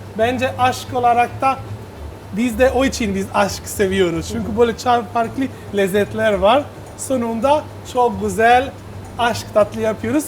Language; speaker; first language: Turkish; non-native, learner; Italian